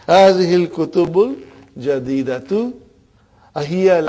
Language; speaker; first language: Arabic; non-native, fluent; Urdu